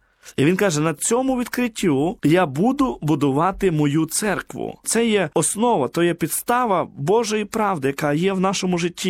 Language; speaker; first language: Ukrainian; native; Ukrainian